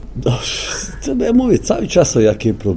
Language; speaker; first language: Polish; non-native, fluent; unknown